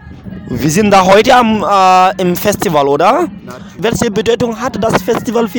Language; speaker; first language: German; non-native, fluent; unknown